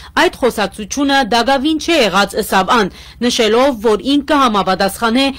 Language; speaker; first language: Armenian; early bilingual, heritage; Armenian